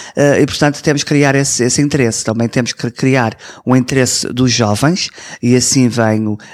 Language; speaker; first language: Portuguese; early bilingual, heritage; English